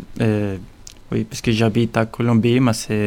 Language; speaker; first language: French; non-native, learner; Spanish